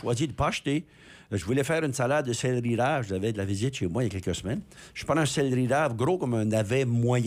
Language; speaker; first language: French; native; French